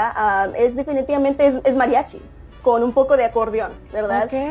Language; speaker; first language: Spanish; early bilingual, heritage; Spanish